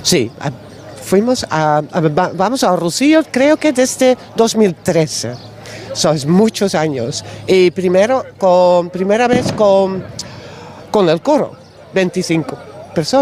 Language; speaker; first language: Spanish; non-native, learner; Dutch